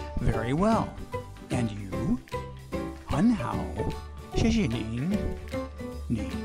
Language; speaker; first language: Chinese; non-native, learner; English